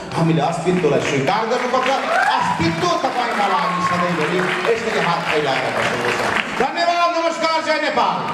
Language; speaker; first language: Nepali; native; Nepali